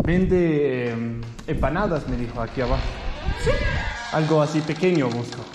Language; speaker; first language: Spanish; non-native, learner; English